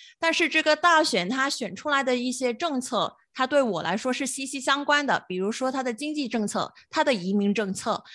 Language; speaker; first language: Chinese; non-native, local second language; Cantonese